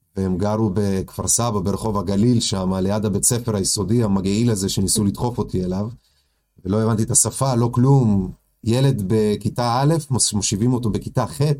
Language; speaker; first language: Hebrew; early bilingual, other home language; Russian